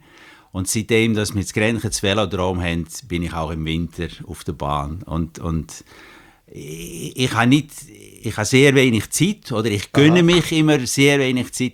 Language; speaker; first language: German; non-native, fluent; Dutch